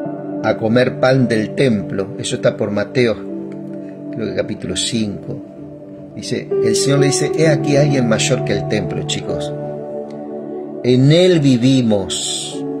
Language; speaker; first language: Spanish; native; Spanish